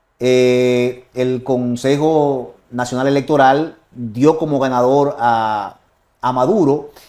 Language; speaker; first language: Spanish; native; Spanish